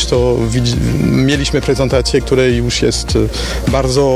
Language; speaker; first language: Polish; non-native, fluent; French